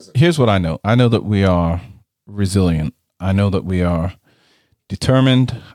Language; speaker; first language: English; native; English